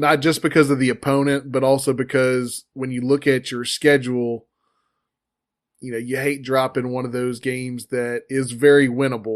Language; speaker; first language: English; native; English